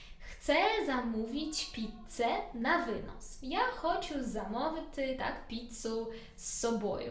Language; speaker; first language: Polish; non-native, learner; Ukrainian